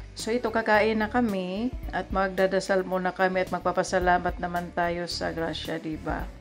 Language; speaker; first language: Filipino; non-native, local second language; Cebuano